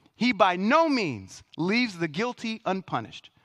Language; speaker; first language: English; native; English